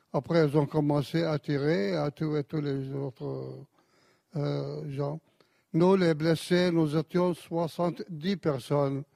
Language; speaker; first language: French; non-native, fluent; Arabic